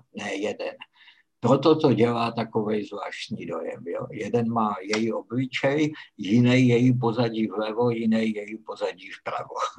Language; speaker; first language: Czech; native; Czech